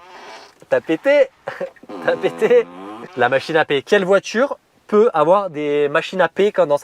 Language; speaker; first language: French; native; French